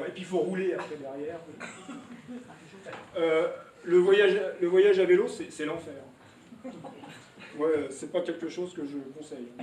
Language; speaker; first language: French; native; French